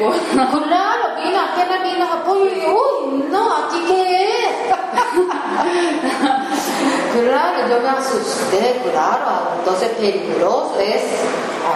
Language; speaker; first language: Spanish; non-native, learner; Japanese